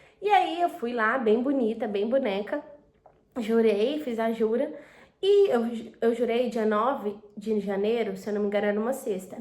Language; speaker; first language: Portuguese; native; Portuguese